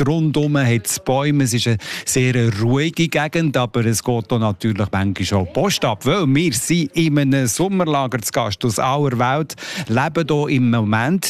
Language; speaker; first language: German; native; German